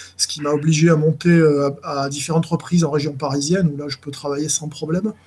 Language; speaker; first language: French; native; French